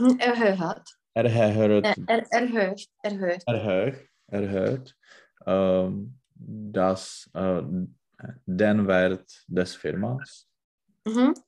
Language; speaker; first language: German; non-native, learner; Czech